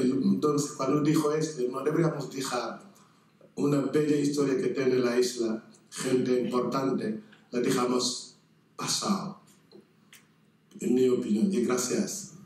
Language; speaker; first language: Spanish; non-native, fluent; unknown